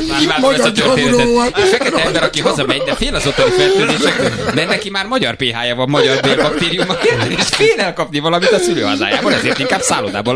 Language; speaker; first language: Hungarian; native; Hungarian